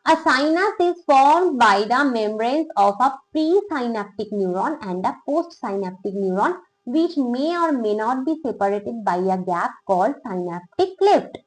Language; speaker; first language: English; non-native, local second language; Bangla